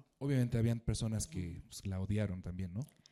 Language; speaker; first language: Spanish; native; Spanish